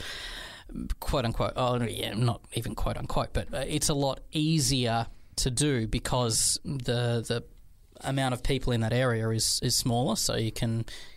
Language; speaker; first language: English; native; English